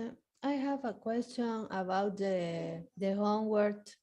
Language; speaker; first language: English; non-native, learner; Spanish